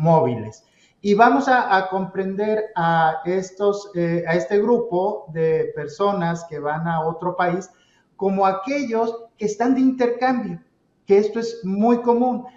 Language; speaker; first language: Spanish; native; Spanish